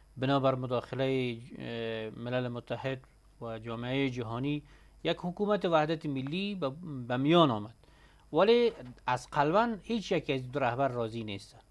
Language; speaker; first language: Persian; native; Persian